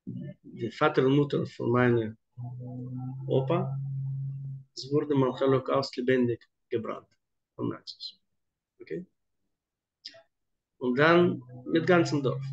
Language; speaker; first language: German; non-native, fluent; Hebrew